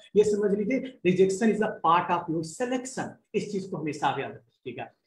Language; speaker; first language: Hindi; native; Hindi